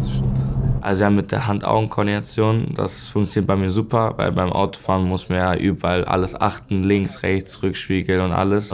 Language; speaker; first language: German; native; German